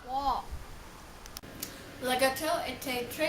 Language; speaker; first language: French; non-native, learner; English